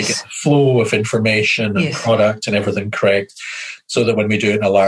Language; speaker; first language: English; native; English